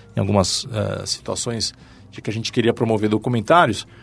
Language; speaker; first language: Portuguese; native; Portuguese